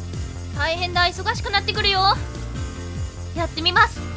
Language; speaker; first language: Japanese; native; Japanese